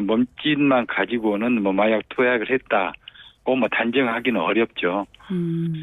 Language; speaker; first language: Korean; native; Korean